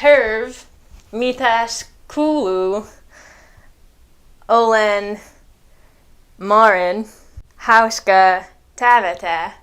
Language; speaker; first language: Finnish; non-native, fluent; English